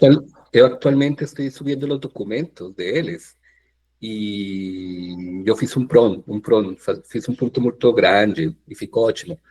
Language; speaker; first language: Portuguese; non-native, fluent; Spanish